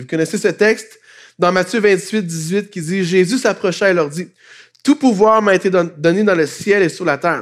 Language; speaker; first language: French; native; French